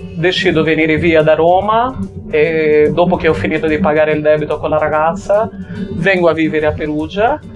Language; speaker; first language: Italian; non-native, fluent; Portuguese